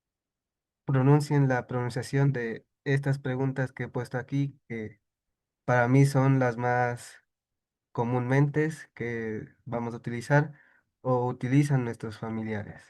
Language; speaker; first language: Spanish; non-native, local second language; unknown